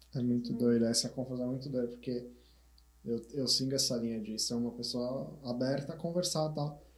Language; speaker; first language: Portuguese; native; Portuguese